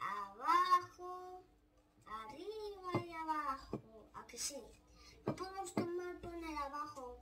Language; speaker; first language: Spanish; early bilingual, other home language; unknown